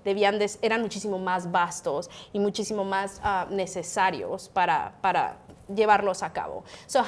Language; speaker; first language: Spanish; native; Spanish